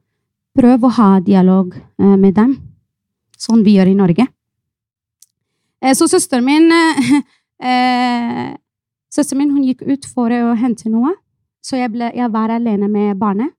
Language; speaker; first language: Norwegian; non-native, fluent; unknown